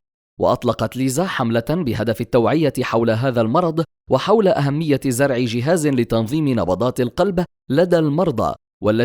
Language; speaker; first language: Arabic; native; Arabic